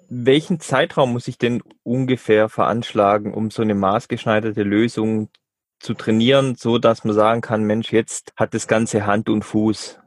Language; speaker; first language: German; native; German